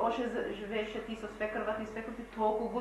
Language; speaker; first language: Macedonian; early bilingual, heritage; Macedonian